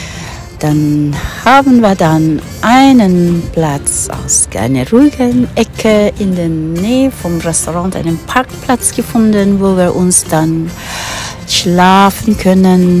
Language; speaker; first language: German; non-native, fluent; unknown